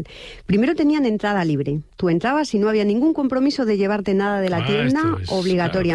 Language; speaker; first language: Spanish; native; Spanish